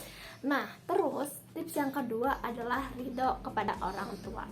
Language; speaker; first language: Indonesian; native; Indonesian